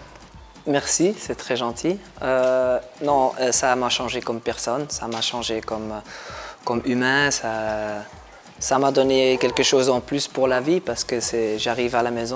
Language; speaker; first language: French; non-native, local second language; Dutch